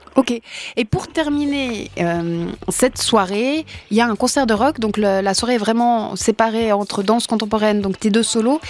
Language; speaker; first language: French; native; French